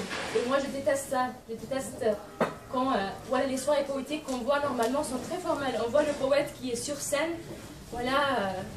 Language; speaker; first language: French; non-native, fluent; Arabic